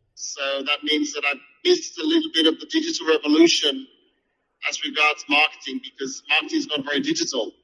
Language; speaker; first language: English; native; English